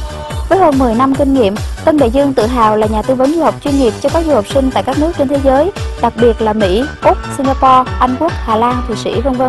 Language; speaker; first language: Vietnamese; native; Vietnamese